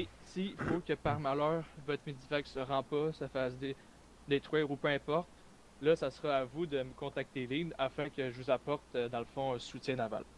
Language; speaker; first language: French; native; French